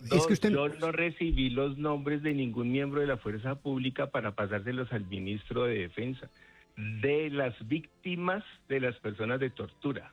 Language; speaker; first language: Spanish; native; Spanish